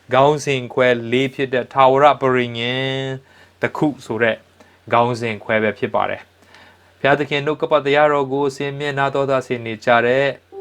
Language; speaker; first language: Burmese; non-native, local second language; Hakha Chin